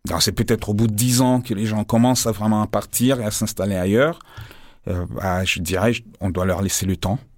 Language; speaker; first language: French; non-native, local second language; Lingala